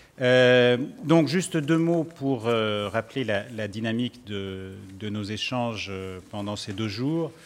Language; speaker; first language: French; native; French